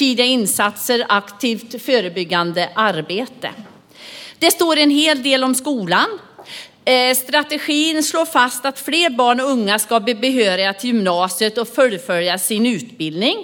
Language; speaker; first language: Swedish; native; Swedish